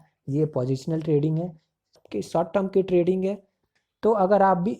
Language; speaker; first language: Hindi; native; Hindi